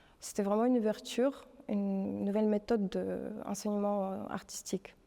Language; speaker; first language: French; non-native, fluent; Russian